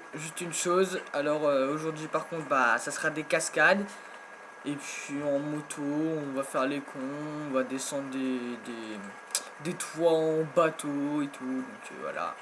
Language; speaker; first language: French; native; French